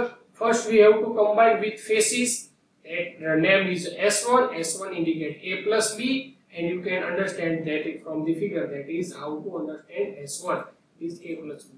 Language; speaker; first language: English; non-native, local second language; Gujarati